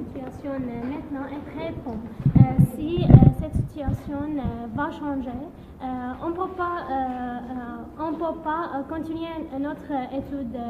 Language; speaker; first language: French; non-native, learner; Arabic